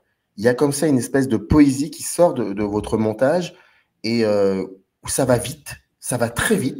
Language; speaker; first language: French; native; French